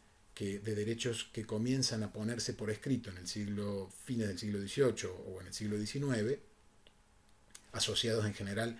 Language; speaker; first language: Spanish; native; Spanish